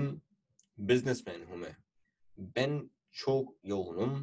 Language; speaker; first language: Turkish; non-native, fluent; Urdu